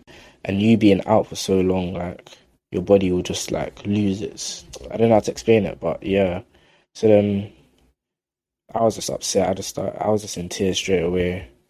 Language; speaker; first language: English; native; English